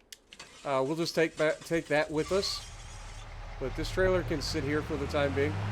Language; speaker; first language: English; native; English